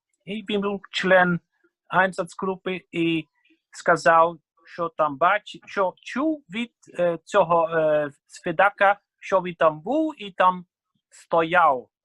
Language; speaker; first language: Ukrainian; non-native, fluent; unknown